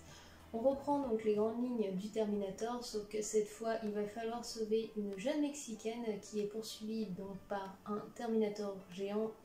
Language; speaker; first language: French; native; French